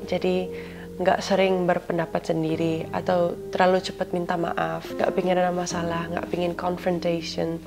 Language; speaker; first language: Indonesian; early bilingual, other home language; Dutch